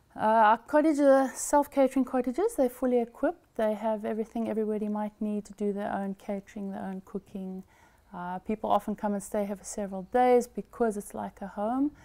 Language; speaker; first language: English; native; English